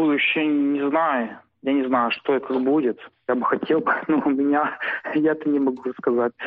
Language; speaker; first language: Ukrainian; non-native, local second language; Russian